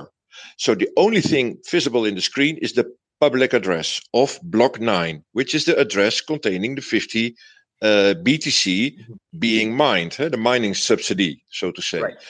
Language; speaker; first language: English; non-native, fluent; Dutch